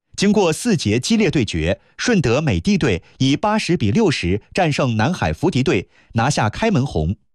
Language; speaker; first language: Chinese; native; Chinese